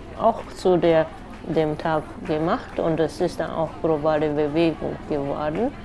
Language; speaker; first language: German; non-native, fluent; Japanese